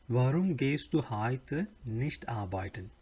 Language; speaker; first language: German; non-native, learner; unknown